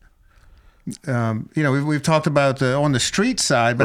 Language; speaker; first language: English; native; English